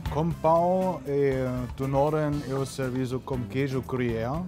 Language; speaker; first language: Portuguese; non-native, learner; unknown